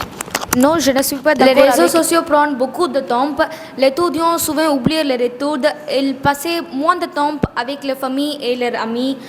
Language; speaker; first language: French; non-native, learner; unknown